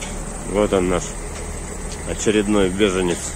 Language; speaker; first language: Russian; native; Russian